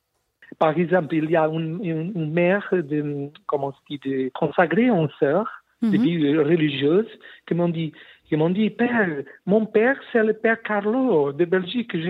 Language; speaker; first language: French; non-native, learner; Portuguese